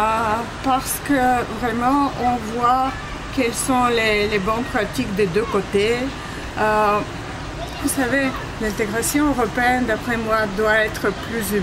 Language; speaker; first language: French; non-native, fluent; Bulgarian